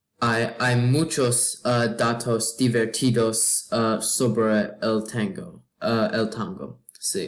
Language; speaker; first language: Spanish; non-native, learner; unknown